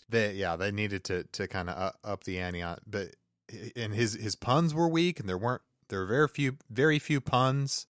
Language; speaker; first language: English; native; English